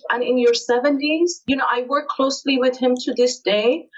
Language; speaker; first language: English; early bilingual, other home language; Persian